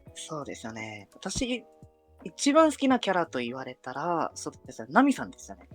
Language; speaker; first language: Japanese; non-native, fluent; Burmese